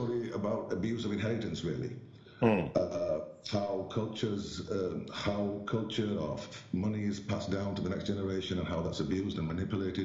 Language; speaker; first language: English; native; English